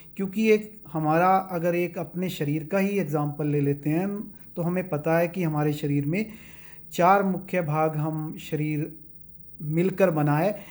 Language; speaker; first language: Hindi; native; Hindi